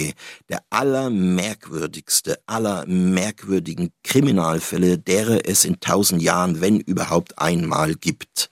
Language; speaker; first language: German; native; German